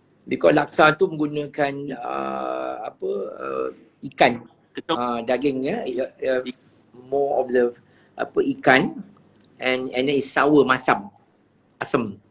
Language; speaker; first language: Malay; native; Malay